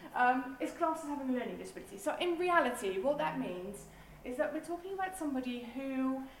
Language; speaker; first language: English; non-native, fluent; Dutch